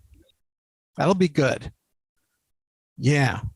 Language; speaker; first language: English; native; English